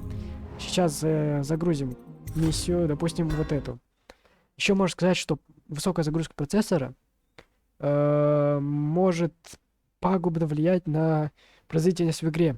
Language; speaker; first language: Russian; native; Russian